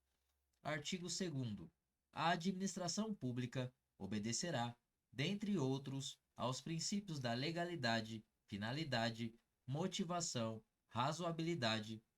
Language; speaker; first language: Portuguese; native; Portuguese